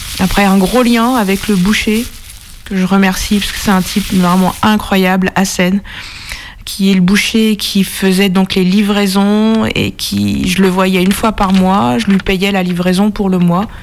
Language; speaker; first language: French; native; French